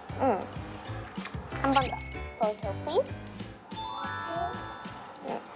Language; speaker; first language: Korean; early bilingual, heritage; English